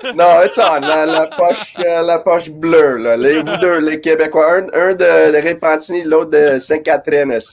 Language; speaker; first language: French; non-native, local second language; English